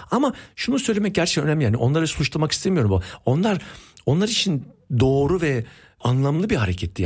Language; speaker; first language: Turkish; early bilingual, heritage; Turkish